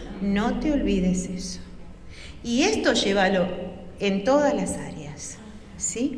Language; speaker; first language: Spanish; native; Spanish